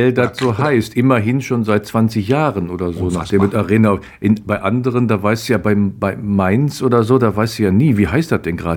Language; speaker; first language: German; native; German